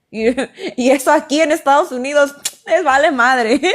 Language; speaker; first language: Spanish; early bilingual, other home language; English